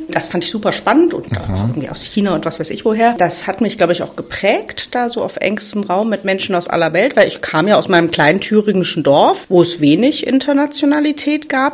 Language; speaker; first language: German; native; German